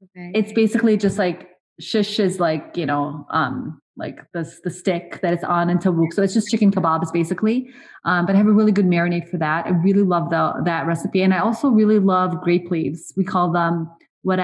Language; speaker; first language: English; early bilingual, other home language; Arabic